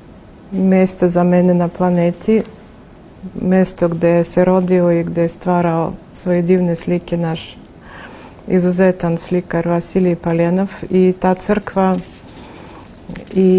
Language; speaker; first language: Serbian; non-native, fluent; Russian